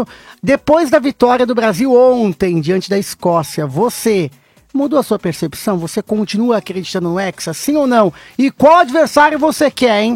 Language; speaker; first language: Portuguese; native; Portuguese